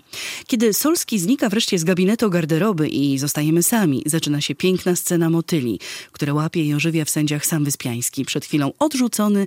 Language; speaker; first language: Polish; native; Polish